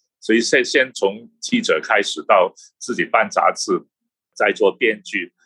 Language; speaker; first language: Chinese; non-native, local second language; Cantonese